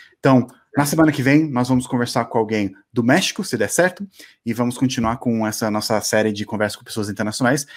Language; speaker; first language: Portuguese; native; Portuguese